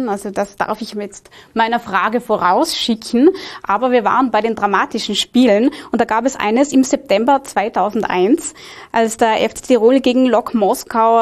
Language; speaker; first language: German; native; German